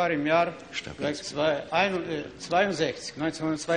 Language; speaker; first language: German; non-native, learner; Ukrainian